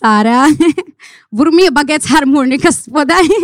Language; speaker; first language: Norwegian; non-native, fluent; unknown